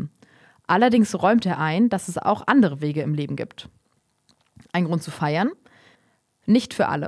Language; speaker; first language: German; native; German